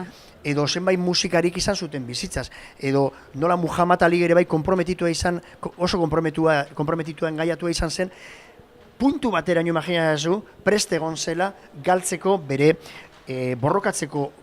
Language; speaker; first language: Basque; native; Basque